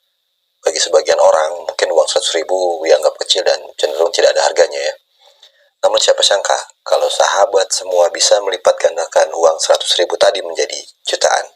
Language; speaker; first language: Indonesian; native; Indonesian